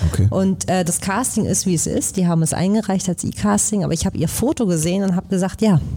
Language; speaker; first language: German; early bilingual, other home language; Danish